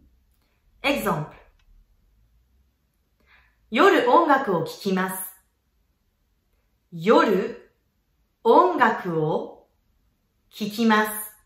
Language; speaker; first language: Japanese; non-native, fluent; French